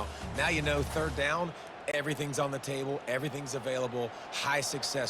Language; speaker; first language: English; native; English